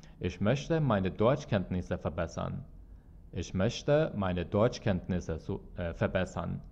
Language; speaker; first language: German; non-native, fluent; Persian